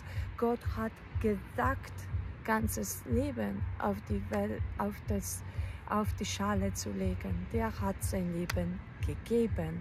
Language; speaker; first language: German; non-native, fluent; Polish